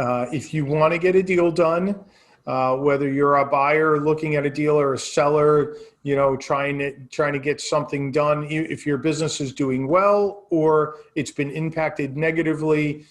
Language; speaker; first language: English; native; English